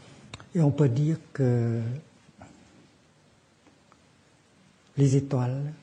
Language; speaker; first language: French; non-native, fluent; Vietnamese